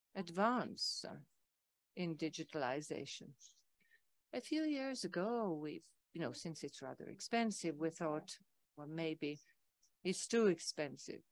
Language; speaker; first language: English; non-native, fluent; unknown